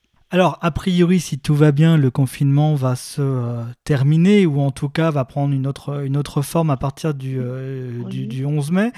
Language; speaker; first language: French; native; French